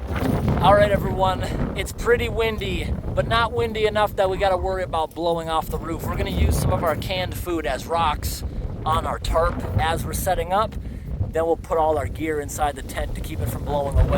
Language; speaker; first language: English; native; English